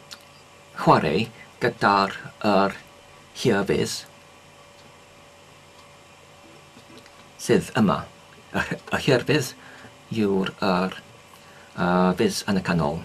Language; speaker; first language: Welsh; non-native, learner; English